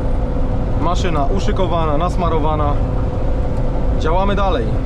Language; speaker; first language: Polish; native; Polish